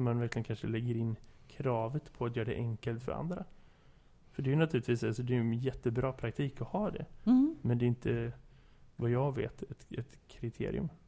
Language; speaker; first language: Swedish; native; Swedish